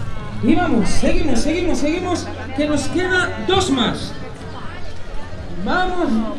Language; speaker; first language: Spanish; native; Spanish